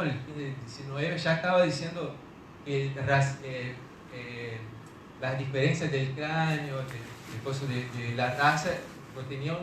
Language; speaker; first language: Spanish; non-native, fluent; Portuguese